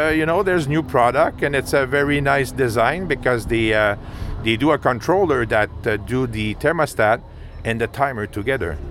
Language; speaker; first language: English; non-native, fluent; French